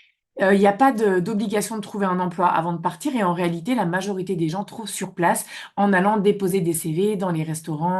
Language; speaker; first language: French; native; French